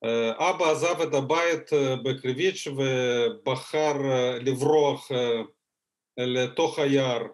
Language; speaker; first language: Hebrew; non-native, fluent; Russian